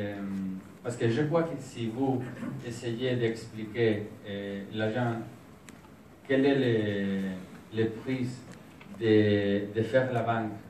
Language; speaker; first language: French; non-native, learner; Spanish